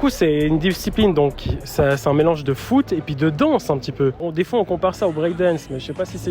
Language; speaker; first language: French; native; French